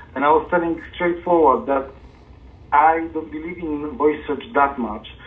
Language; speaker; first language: English; non-native, fluent; Polish